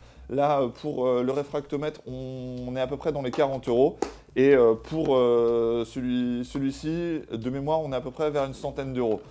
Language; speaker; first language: French; native; French